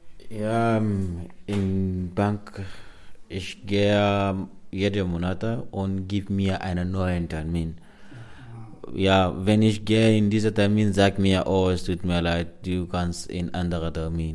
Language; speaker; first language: German; non-native, learner; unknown